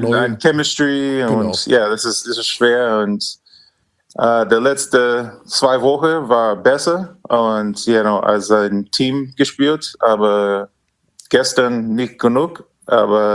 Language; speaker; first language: German; non-native, learner; English